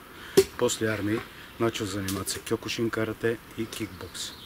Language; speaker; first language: Russian; non-native, learner; Bulgarian